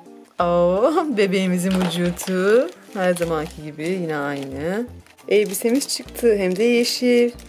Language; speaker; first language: Turkish; native; Turkish